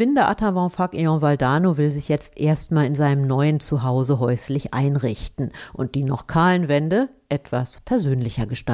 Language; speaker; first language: German; native; German